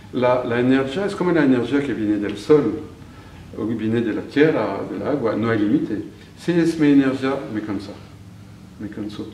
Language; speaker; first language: Spanish; non-native, fluent; French